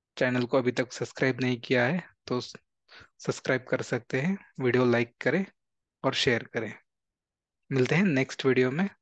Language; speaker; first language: Hindi; non-native, local second language; Marathi